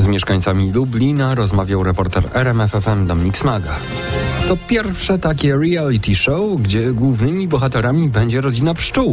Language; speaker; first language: Polish; native; Polish